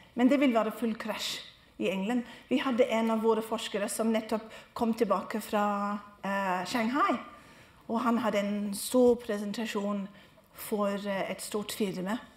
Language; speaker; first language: Norwegian; non-native, fluent; English